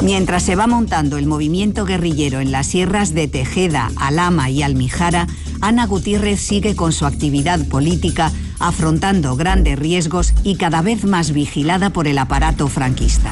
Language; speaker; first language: Spanish; native; Spanish